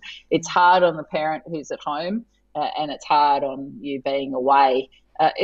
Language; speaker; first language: English; native; English